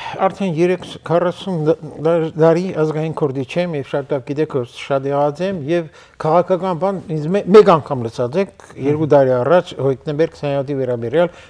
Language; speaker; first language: Armenian; early bilingual, heritage; Armenian